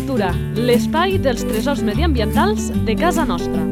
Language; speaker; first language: Catalan; native; Catalan